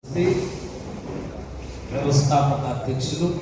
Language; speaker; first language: Telugu; native; Telugu